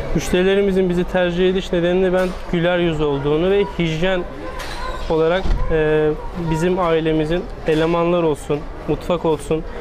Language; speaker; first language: Turkish; native; Turkish